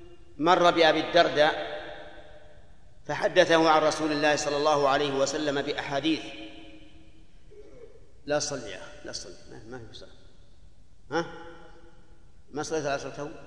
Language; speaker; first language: Arabic; native; Arabic